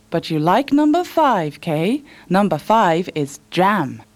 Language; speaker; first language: English; native; English